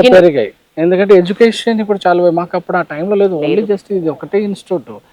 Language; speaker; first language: Telugu; native; Telugu